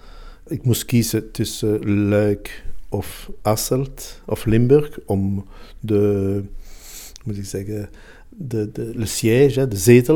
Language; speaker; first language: Dutch; non-native, local second language; Italian